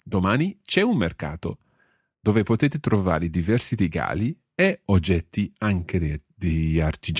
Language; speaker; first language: Italian; non-native, fluent; English